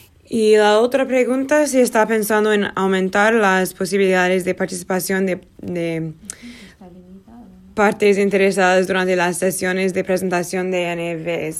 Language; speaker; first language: Spanish; non-native, learner; Portuguese